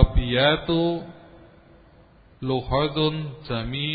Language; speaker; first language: Arabic; non-native, learner; Indonesian